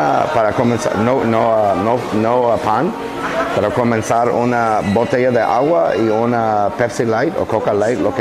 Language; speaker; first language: Spanish; non-native, learner; English